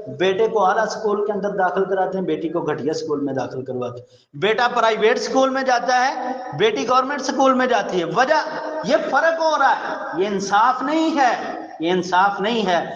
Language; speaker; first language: Urdu; non-native, local second language; Punjabi